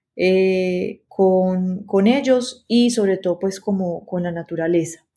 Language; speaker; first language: Spanish; native; Spanish